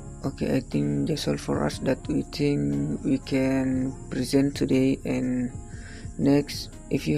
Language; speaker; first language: English; non-native, learner; Indonesian